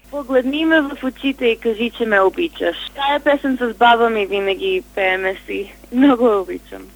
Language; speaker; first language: Bulgarian; early bilingual, heritage; Bulgarian